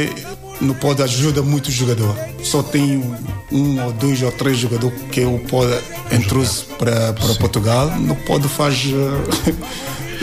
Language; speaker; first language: Portuguese; non-native, learner; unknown